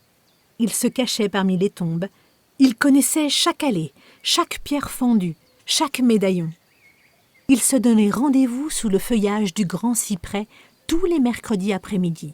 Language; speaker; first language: French; native; French